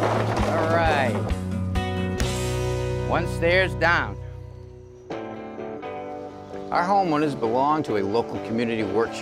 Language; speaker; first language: English; native; English